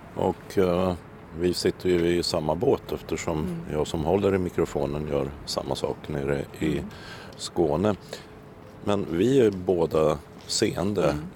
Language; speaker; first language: Swedish; native; Swedish